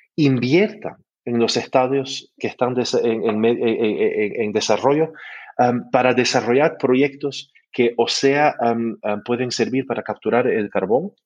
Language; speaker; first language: Spanish; non-native, fluent; English